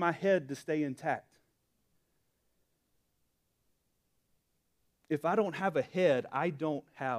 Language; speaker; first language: English; native; English